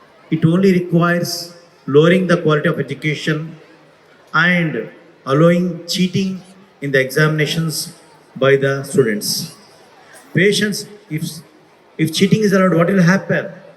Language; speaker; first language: English; non-native, local second language; Telugu